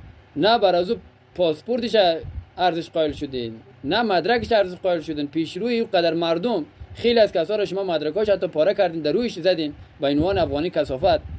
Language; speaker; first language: Persian; native; Persian